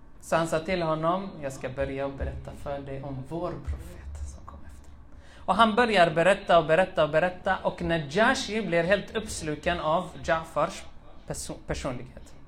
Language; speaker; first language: Swedish; early bilingual, other home language; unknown